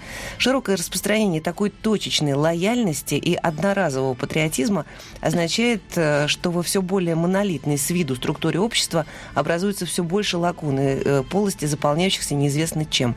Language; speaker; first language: Russian; native; Russian